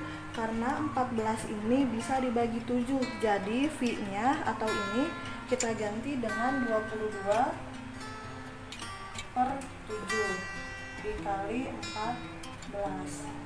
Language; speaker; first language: Indonesian; native; Indonesian